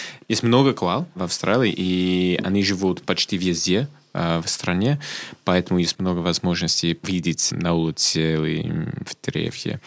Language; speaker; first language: Russian; non-native, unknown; English